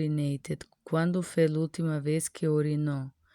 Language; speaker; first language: Spanish; non-native, learner; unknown